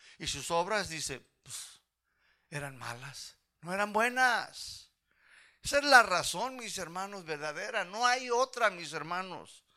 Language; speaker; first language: Spanish; early bilingual, heritage; Spanish